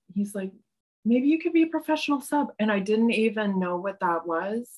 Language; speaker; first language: English; native; English